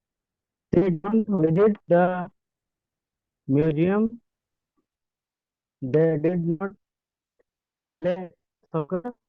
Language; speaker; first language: English; non-native, learner; Hindi